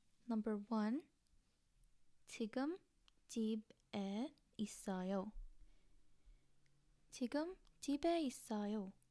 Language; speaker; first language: Korean; non-native, learner; English